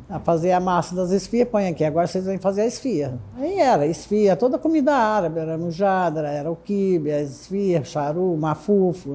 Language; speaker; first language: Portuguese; early bilingual, other home language; Arabic